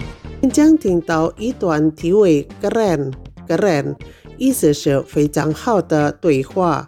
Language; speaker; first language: Chinese; non-native, fluent; Indonesian